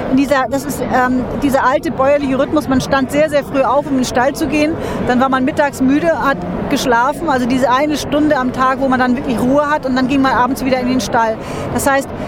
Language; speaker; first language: German; native; German